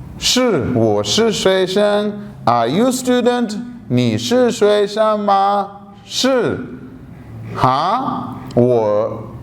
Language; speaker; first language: Chinese; non-native, fluent; Urdu